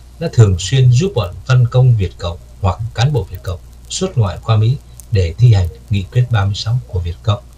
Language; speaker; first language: Vietnamese; native; Vietnamese